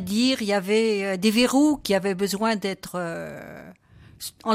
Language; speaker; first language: French; native; French